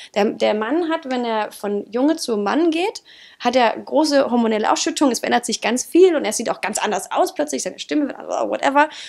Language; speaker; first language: German; non-native, fluent; Danish